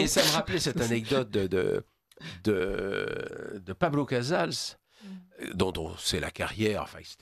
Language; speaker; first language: French; native; French